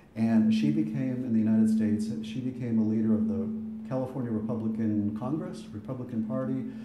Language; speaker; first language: English; native; English